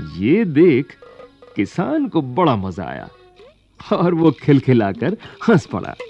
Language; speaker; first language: Hindi; native; Hindi